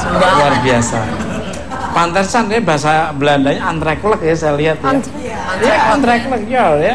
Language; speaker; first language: Indonesian; native; Indonesian